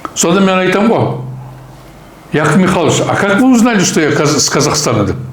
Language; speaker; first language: Russian; non-native, local second language; Kazakh